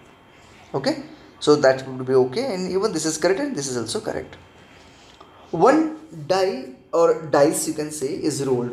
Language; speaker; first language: English; non-native, local second language; Hindi